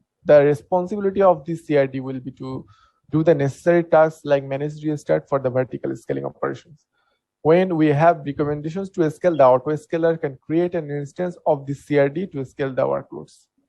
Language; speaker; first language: English; non-native, local second language; Bangla